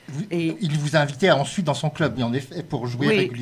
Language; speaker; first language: French; native; French